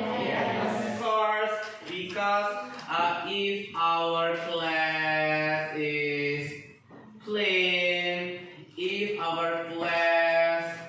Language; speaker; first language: English; non-native, fluent; Indonesian